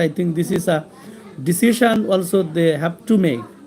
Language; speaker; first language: English; non-native, local second language; Bangla